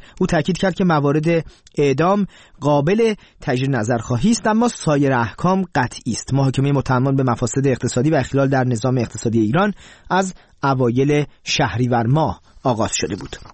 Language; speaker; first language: Persian; native; Persian